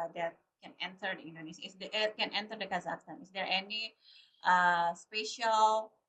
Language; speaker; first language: English; non-native, learner; Indonesian